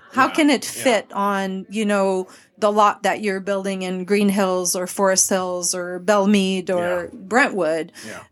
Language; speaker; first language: English; non-native, fluent; French